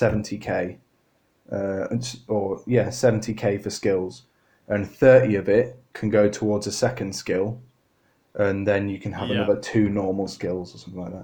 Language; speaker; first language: English; native; English